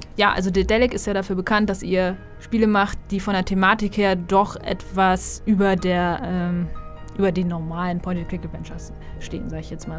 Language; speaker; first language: German; native; German